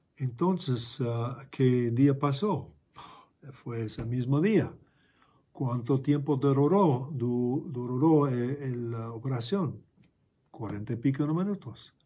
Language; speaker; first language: Spanish; non-native, fluent; English